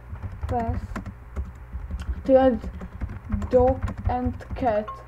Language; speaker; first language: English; non-native, learner; Czech